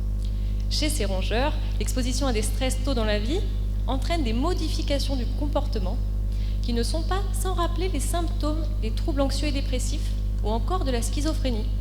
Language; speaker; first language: French; native; French